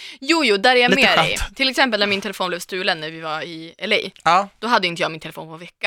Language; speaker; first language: Swedish; native; Swedish